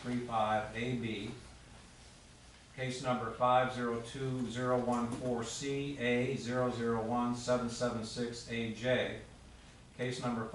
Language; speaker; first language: English; native; English